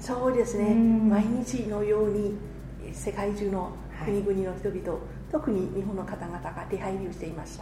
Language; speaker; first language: Japanese; non-native, fluent; Burmese